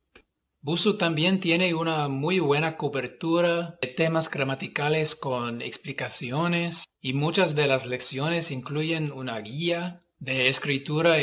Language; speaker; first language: Spanish; non-native, fluent; English